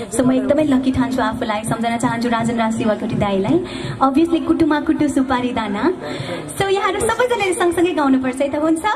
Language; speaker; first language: Nepali; early bilingual, heritage; Nepali